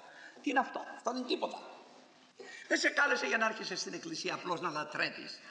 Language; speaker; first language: Greek; native; Greek